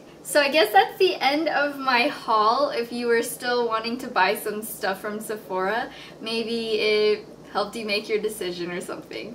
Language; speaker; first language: English; native; English